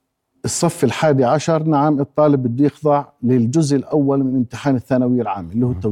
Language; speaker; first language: Arabic; native; Arabic